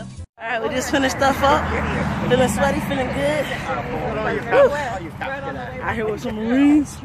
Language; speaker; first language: English; native; English